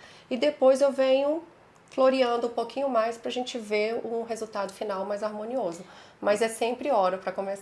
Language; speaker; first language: Portuguese; native; Portuguese